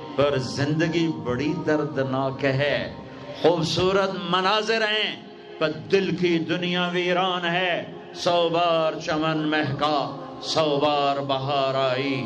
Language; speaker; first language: Urdu; non-native, local second language; Punjabi